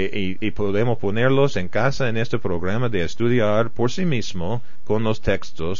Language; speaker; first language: Spanish; non-native, fluent; English